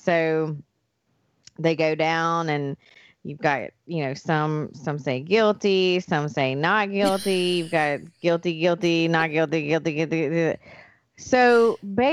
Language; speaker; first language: English; native; English